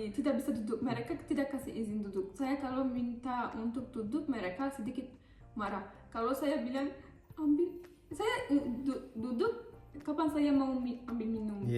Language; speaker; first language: Indonesian; non-native, learner; Turkish